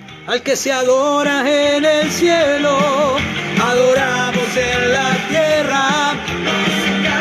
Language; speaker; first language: Spanish; native; Spanish